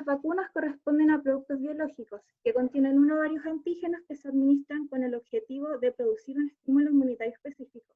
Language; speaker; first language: Spanish; native; Spanish